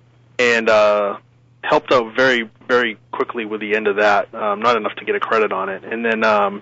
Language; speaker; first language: English; native; English